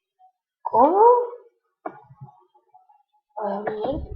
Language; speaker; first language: Spanish; native; Spanish